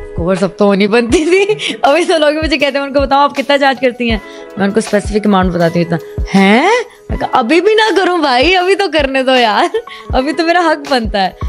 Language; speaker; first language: Urdu; native; Urdu